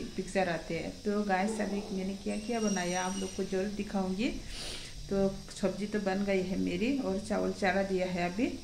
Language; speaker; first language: Hindi; non-native, local second language; Kok Borok